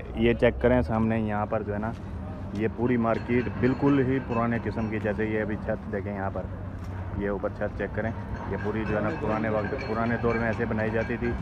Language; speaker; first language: Urdu; native; Urdu